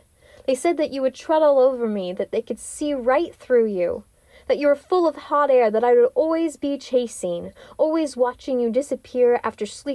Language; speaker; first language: English; native; English